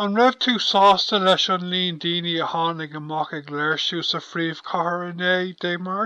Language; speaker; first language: Irish; non-native, local second language; English